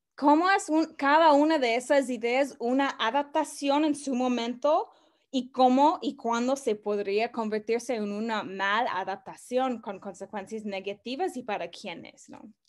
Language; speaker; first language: Spanish; non-native, fluent; English